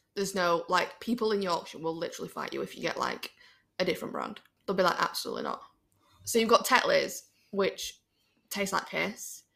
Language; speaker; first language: English; native; English